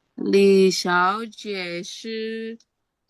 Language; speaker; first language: Chinese; non-native, learner; Indonesian